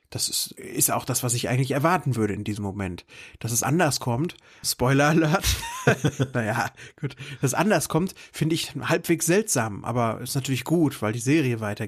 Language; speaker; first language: German; native; German